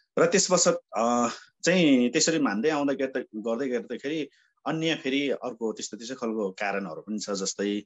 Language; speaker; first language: Nepali; non-native, local second language; Sherpa